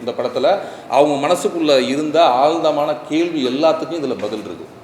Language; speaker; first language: Tamil; native; Tamil